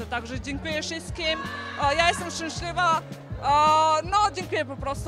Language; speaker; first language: Polish; non-native, fluent; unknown